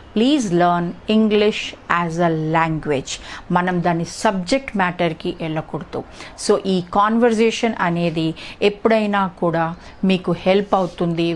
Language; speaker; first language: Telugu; early bilingual, heritage; Telugu